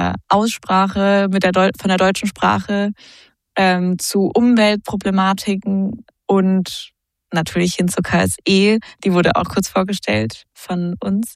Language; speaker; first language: German; native; German